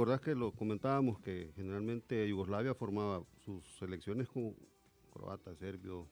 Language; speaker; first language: Spanish; native; Spanish